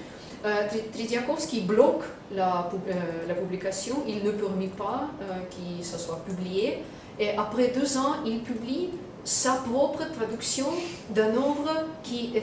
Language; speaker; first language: French; non-native, fluent; Russian